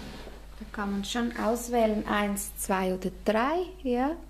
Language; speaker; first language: German; non-native, fluent; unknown